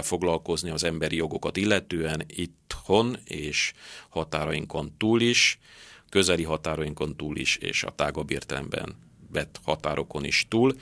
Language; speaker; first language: Hungarian; native; Hungarian